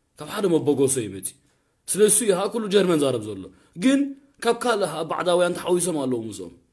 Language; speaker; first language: Tigrinya; early bilingual, heritage; Tigrinya